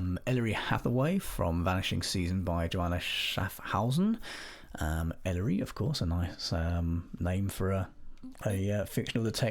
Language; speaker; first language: English; native; English